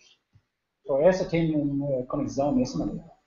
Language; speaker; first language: Portuguese; non-native, learner; Danish